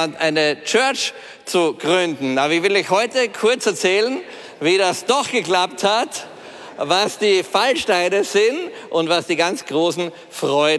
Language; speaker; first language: German; native; German